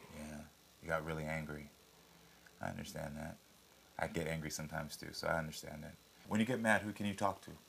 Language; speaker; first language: English; native; English